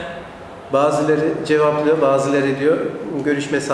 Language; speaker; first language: Turkish; early bilingual, heritage; Turkish